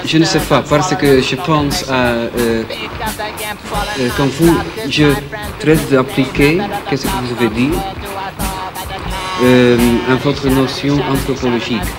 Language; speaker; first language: French; non-native, fluent; Dutch